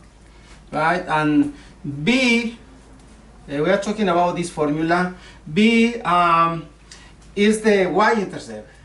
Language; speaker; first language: English; non-native, learner; Spanish